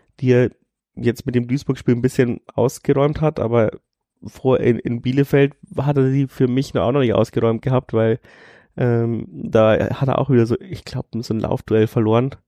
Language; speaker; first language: German; native; German